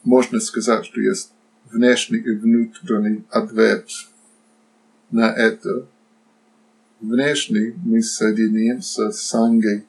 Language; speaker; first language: Russian; non-native, fluent; Slovak